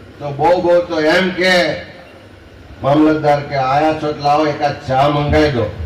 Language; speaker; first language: Gujarati; native; Gujarati